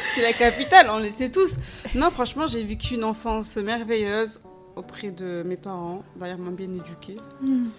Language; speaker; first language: French; native; French